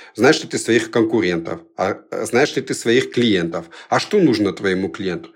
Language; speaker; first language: Russian; early bilingual, other home language; Georgian